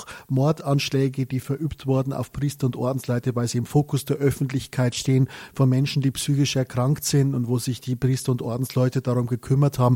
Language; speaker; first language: German; native; German